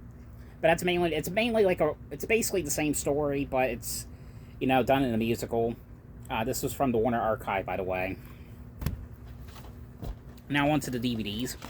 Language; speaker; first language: English; native; English